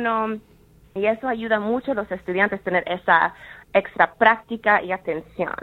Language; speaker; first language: Spanish; early bilingual, heritage; Spanish